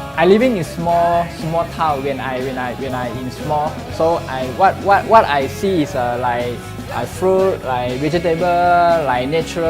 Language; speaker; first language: English; non-native, local second language; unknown